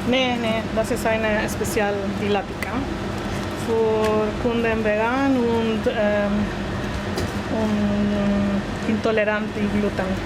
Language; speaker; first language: German; non-native, learner; Spanish